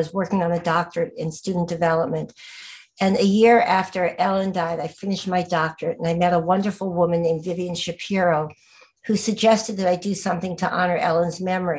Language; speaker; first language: English; native; English